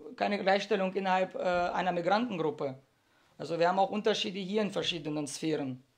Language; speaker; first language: German; early bilingual, heritage; Russian